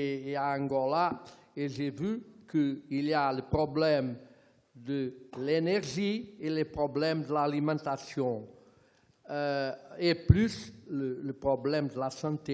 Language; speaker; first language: French; non-native, fluent; Portuguese